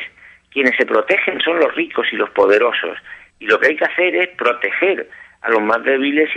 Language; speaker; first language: Spanish; native; Spanish